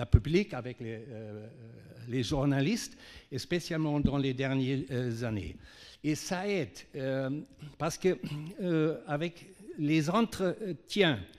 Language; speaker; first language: French; non-native, fluent; German